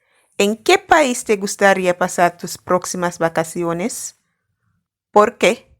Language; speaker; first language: Spanish; non-native, fluent; English